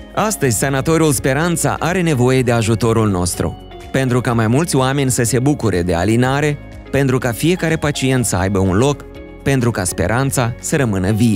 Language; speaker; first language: Romanian; native; Romanian